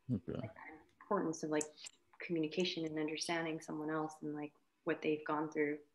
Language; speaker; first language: English; native; English